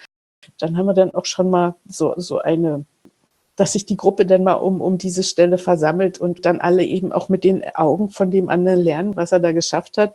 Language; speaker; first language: German; native; German